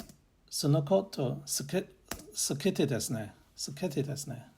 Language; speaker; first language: Japanese; non-native, learner; English